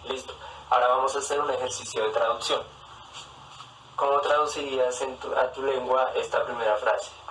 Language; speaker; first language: Spanish; non-native, fluent; Portuguese